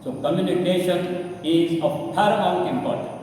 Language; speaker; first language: English; non-native, local second language; Kannada